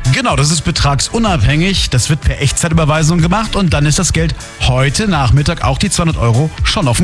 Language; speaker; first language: German; native; German